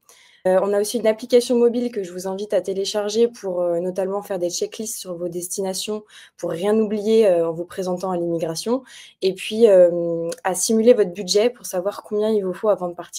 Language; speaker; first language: French; native; French